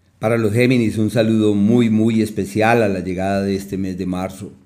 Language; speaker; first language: Spanish; native; Spanish